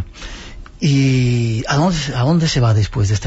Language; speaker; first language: Spanish; native; Spanish